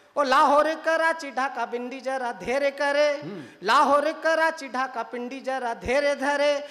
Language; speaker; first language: Hindi; native; Hindi